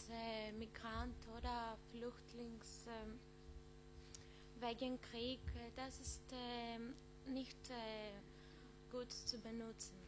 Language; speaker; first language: German; non-native, learner; Greek